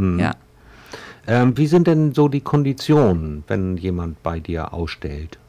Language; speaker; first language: German; native; German